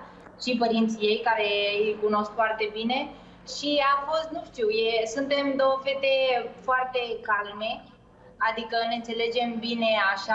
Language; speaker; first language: Romanian; early bilingual, heritage; Spanish